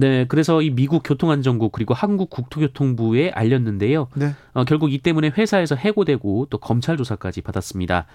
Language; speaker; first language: Korean; native; Korean